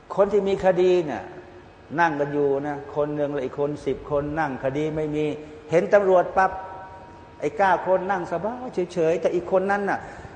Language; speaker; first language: Thai; native; Thai